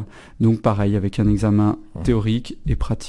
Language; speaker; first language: French; native; French